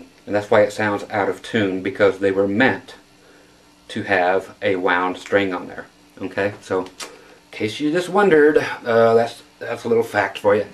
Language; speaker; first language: English; native; English